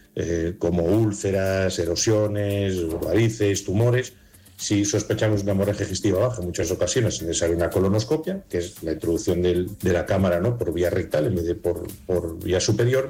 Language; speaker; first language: Spanish; native; Spanish